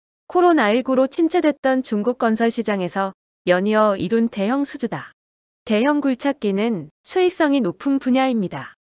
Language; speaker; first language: Korean; native; Korean